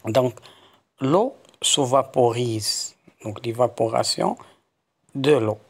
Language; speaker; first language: French; non-native, local second language; Arabic